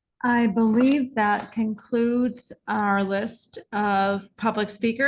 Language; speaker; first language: English; native; English